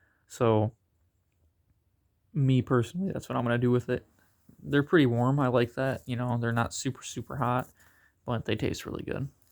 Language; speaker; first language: English; native; English